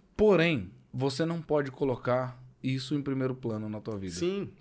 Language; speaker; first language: Portuguese; native; Portuguese